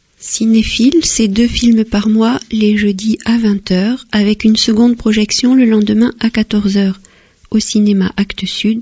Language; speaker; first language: French; native; French